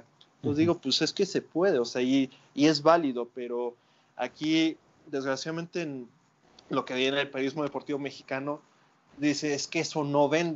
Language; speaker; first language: Spanish; native; Spanish